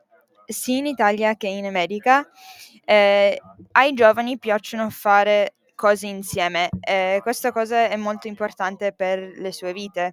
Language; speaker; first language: Italian; non-native, fluent; English